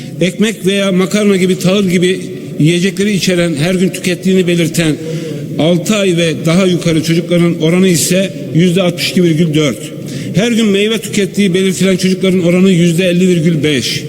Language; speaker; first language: Turkish; native; Turkish